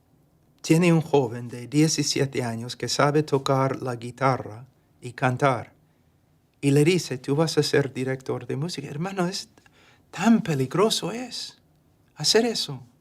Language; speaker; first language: Spanish; non-native, fluent; English